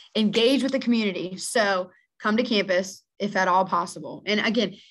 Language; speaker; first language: English; native; English